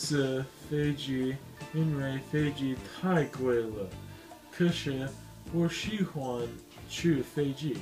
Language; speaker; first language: Chinese; non-native, learner; English